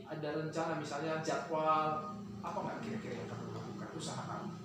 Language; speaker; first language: Indonesian; native; Indonesian